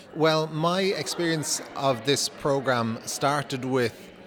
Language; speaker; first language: English; non-native, fluent; Dutch